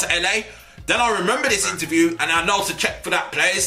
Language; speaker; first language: English; native; English